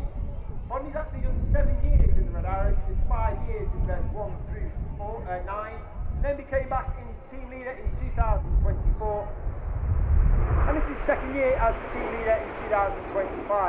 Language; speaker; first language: English; native; English